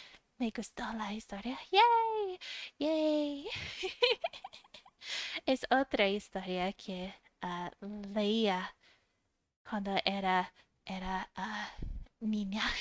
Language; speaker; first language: Spanish; non-native, fluent; English